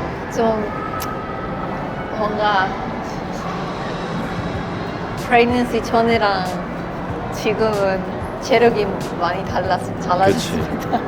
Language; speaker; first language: Korean; non-native, fluent; Swedish